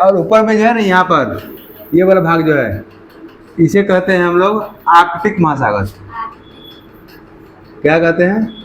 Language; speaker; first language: Hindi; native; Hindi